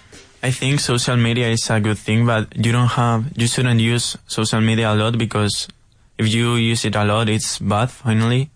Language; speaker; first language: English; non-native, learner; Spanish